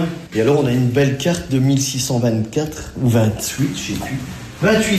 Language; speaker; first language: French; native; French